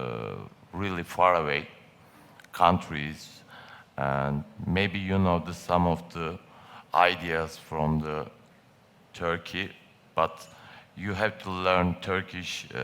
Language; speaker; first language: English; non-native, learner; Turkish